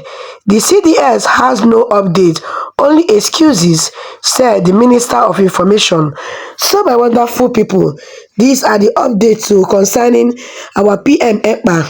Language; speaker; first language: English; non-native, local second language; Igbo